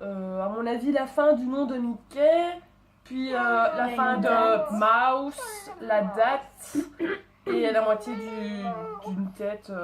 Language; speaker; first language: French; native; French